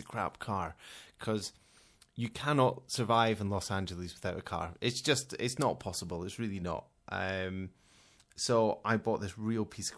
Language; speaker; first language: English; native; English